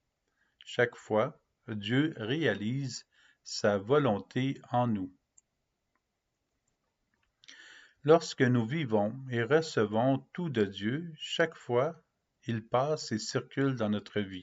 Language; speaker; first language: French; native; French